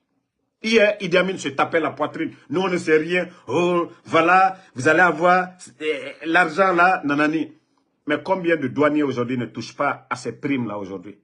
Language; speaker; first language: French; non-native, local second language; Mandingo